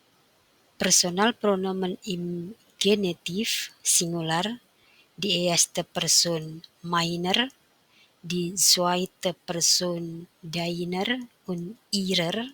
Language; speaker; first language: German; non-native, fluent; Indonesian